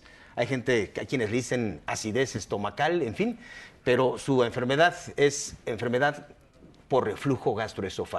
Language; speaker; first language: Spanish; native; Spanish